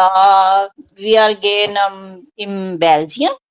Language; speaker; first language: German; non-native, learner; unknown